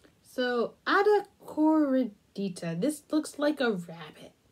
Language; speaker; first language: English; native; English